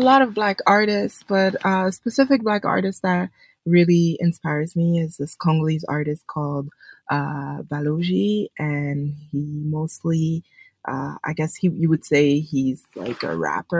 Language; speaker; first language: English; native; English